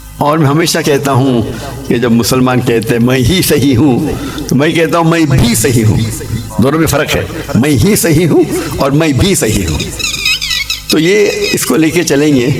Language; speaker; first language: Urdu; non-native, local second language; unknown